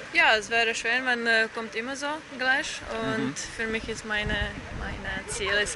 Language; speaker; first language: German; non-native, learner; Czech